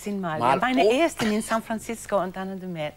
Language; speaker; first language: German; non-native, fluent; English